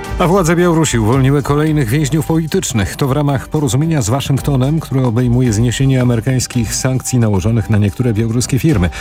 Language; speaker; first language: Polish; native; Polish